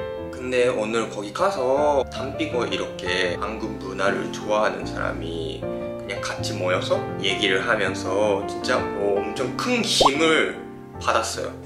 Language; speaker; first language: Korean; non-native, fluent; Japanese